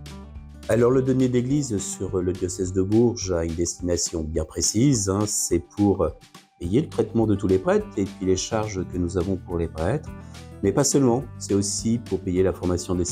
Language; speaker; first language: French; native; French